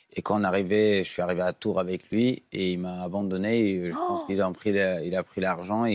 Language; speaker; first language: French; non-native, fluent; Persian